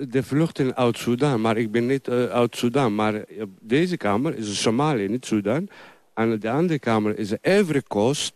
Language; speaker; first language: Dutch; non-native, learner; Somali